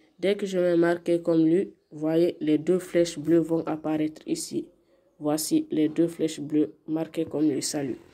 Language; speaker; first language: French; non-native, local second language; Fula